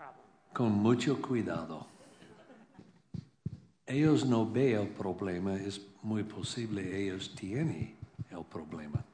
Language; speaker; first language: Spanish; non-native, learner; English